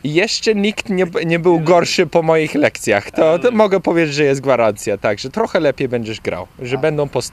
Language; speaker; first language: Polish; early bilingual, heritage; Polish